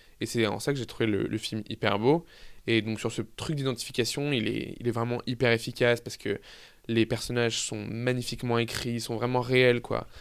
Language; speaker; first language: French; native; French